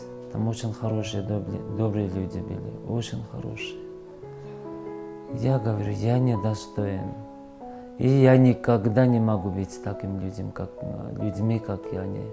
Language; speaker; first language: Russian; non-native, fluent; Georgian